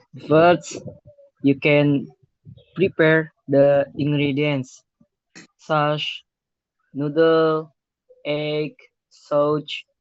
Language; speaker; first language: English; non-native, learner; Indonesian